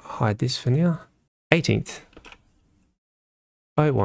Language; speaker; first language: English; native; English